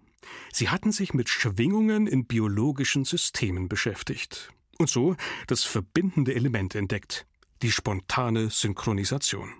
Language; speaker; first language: German; native; German